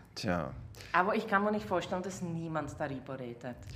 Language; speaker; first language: German; non-native, fluent; Czech